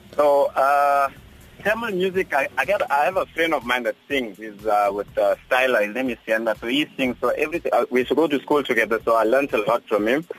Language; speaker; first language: English; non-native, local second language; Zulu